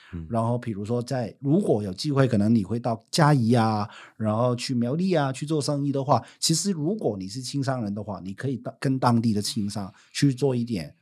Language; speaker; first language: Chinese; non-native, fluent; Cantonese